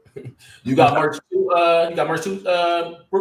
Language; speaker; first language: English; native; English